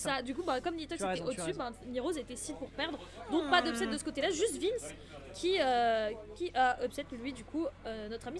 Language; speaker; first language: French; native; French